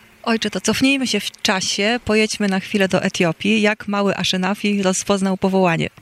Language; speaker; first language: Polish; native; Polish